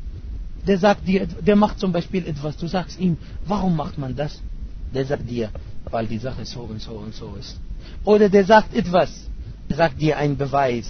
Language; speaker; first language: German; non-native, fluent; Arabic